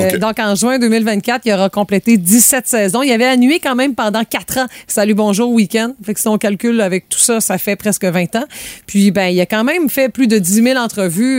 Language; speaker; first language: French; native; French